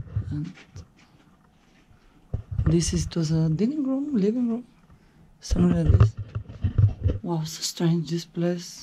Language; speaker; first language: English; non-native, fluent; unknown